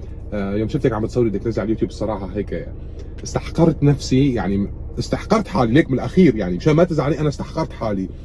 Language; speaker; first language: Arabic; native; Arabic